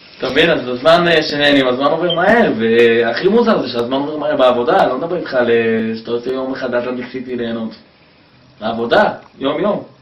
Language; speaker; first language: Hebrew; native; Hebrew